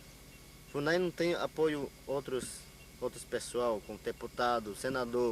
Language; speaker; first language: Portuguese; non-native, local second language; Yanomámi